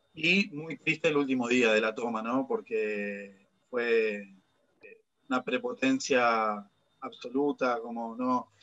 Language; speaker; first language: Spanish; native; Spanish